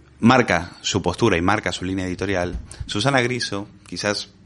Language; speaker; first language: Spanish; native; Spanish